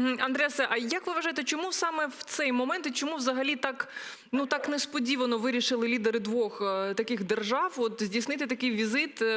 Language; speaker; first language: Ukrainian; native; Ukrainian